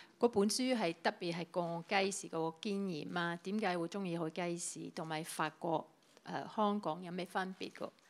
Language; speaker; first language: Cantonese; non-native, fluent; French